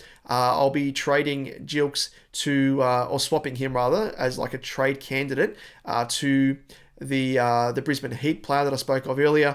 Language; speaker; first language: English; native; English